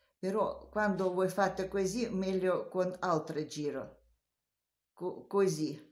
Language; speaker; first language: Italian; non-native, learner; Romanian